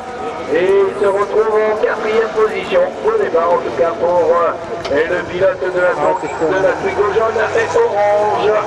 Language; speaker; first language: French; native; French